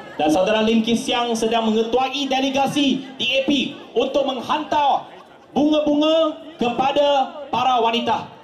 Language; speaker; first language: Malay; non-native, local second language; Chinese